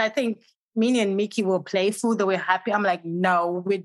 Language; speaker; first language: English; non-native, local second language; Shona